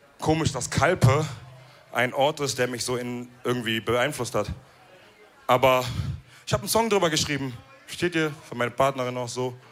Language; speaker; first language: German; early bilingual, other home language; Wolof